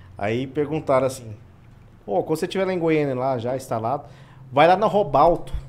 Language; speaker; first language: Portuguese; native; Portuguese